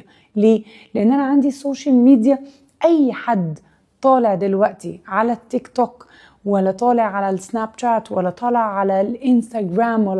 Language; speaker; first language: Arabic; native; Arabic